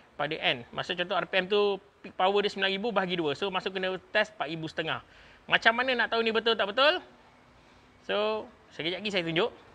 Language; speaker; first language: Malay; native; Malay